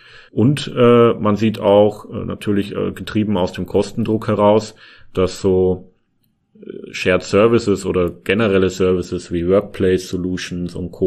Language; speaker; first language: German; native; German